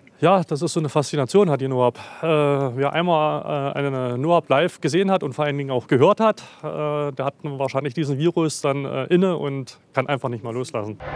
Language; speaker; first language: German; native; German